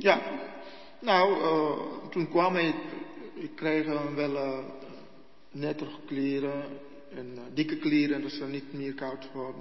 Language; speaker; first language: Dutch; non-native, learner; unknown